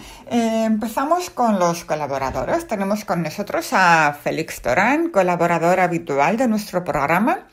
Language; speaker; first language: Spanish; native; Spanish